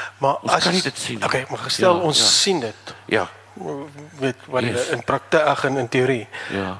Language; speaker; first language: Afrikaans; native; Afrikaans